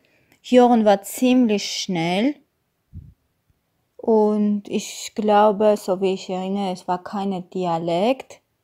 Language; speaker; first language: German; non-native, learner; Armenian